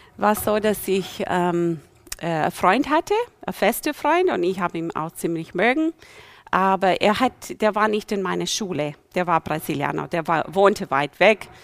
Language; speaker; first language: German; non-native, fluent; English